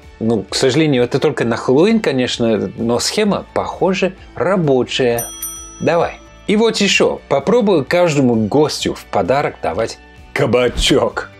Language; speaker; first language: Russian; non-native, fluent; English